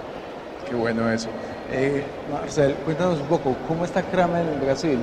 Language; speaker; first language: Spanish; native; Spanish